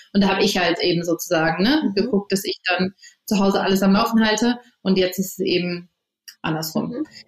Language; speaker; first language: German; early bilingual, other home language; English